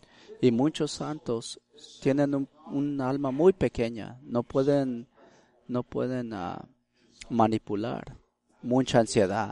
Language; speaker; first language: Spanish; early bilingual, heritage; Spanish